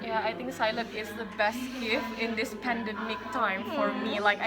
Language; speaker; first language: English; non-native, fluent; Indonesian